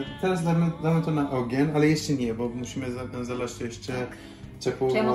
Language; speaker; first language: Polish; non-native, fluent; Persian